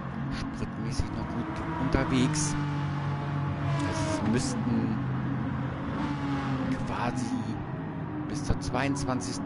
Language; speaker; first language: German; native; German